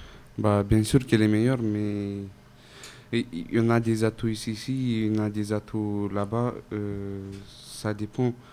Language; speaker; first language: French; non-native, fluent; Romanian